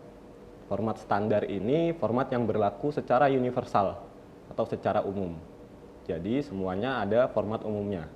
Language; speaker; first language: Indonesian; native; Indonesian